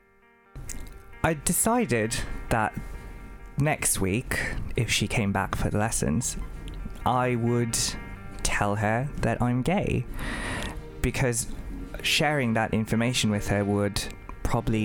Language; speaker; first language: English; non-native, local second language; Bangla